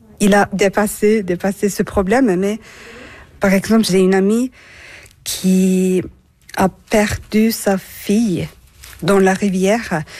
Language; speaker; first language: French; non-native, learner; Turkish